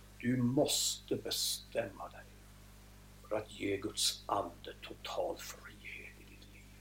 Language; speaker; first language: Swedish; native; Swedish